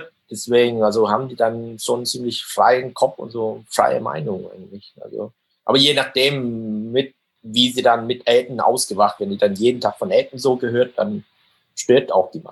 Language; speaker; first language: German; non-native, fluent; Vietnamese